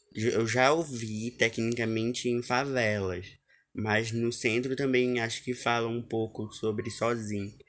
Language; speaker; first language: Portuguese; native; Portuguese